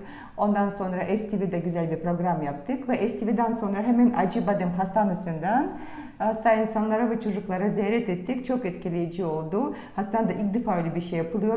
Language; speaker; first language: Turkish; non-native, fluent; Russian